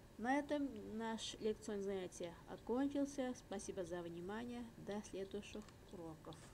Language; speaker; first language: Russian; non-native, local second language; Uzbek